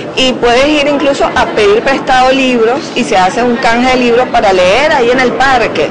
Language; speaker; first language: Spanish; native; Spanish